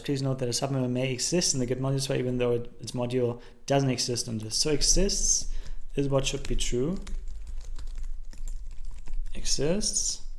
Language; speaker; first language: English; non-native, fluent; German